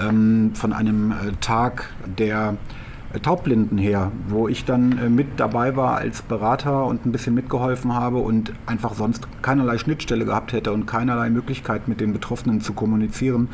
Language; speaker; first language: German; native; German